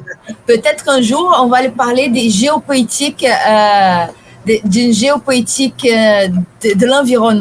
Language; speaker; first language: French; non-native, fluent; Portuguese